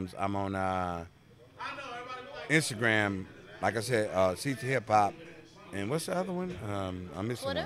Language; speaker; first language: English; native; English